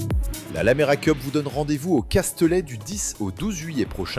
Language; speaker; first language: French; native; French